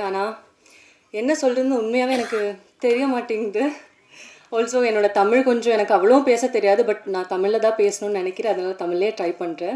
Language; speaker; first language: Tamil; non-native, fluent; Malayalam